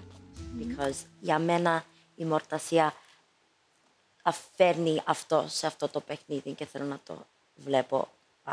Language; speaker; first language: Greek; early bilingual, heritage; English